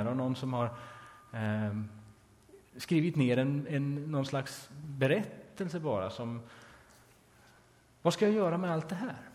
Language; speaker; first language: Swedish; native; Swedish